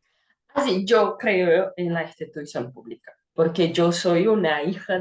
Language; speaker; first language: Spanish; non-native, fluent; Portuguese